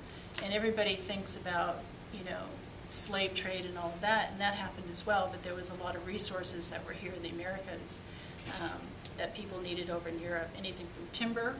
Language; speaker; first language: English; native; English